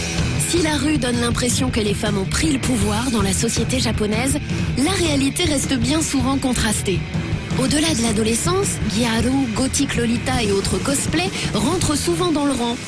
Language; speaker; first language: French; native; French